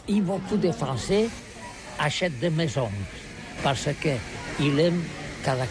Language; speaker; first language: French; non-native, learner; Catalan